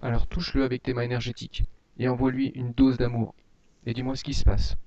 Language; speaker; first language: French; native; French